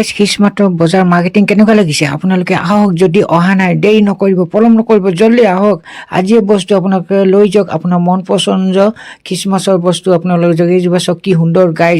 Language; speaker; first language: Assamese; native; Assamese